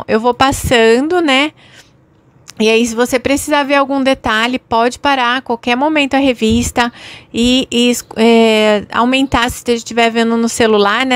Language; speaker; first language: Portuguese; native; Portuguese